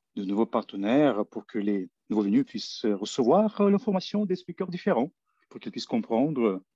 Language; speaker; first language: French; non-native, fluent; Spanish